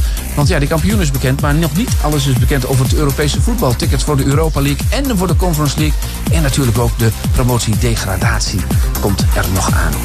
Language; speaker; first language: Dutch; native; Dutch